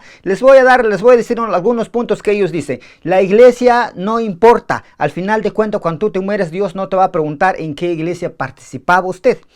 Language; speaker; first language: Spanish; native; Spanish